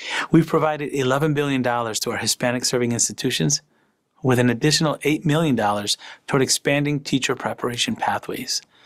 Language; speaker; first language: English; early bilingual, other home language; Spanish